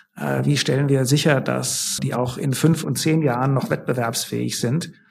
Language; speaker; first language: German; native; German